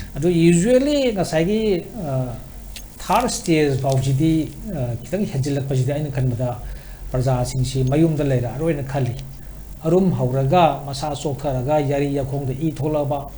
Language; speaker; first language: Manipuri; native; Manipuri